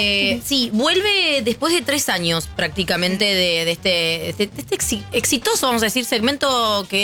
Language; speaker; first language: Spanish; native; Spanish